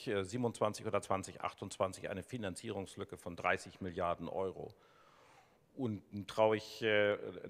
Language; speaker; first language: German; native; German